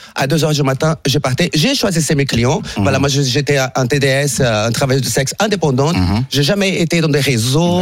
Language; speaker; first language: French; non-native, fluent; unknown